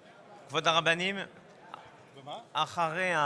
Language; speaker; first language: Hebrew; non-native, fluent; French